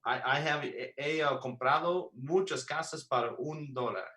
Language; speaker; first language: Spanish; non-native, learner; English